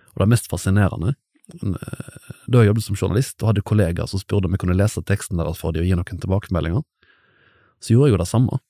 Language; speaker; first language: Norwegian; native; Norwegian